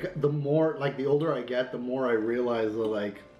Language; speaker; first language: English; native; English